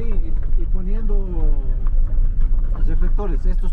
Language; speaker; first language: Spanish; native; Spanish